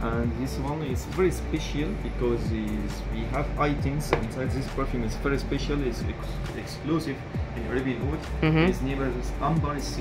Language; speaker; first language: English; non-native, learner; Arabic